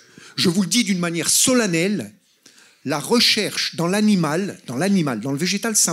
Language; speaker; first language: French; native; French